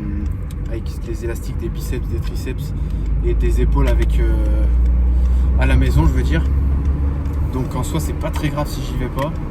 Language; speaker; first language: French; native; French